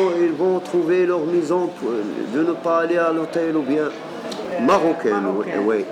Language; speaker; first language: French; non-native, local second language; Arabic